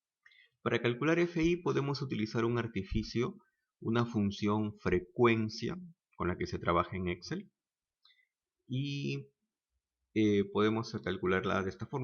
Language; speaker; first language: Spanish; native; Spanish